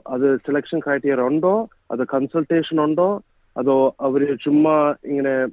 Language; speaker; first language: Malayalam; early bilingual, heritage; Malayalam